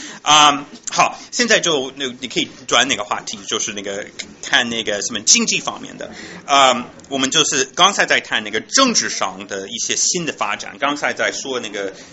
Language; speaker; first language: Chinese; non-native, fluent; English